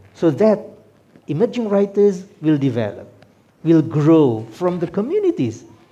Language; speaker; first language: English; non-native, fluent; Sundanese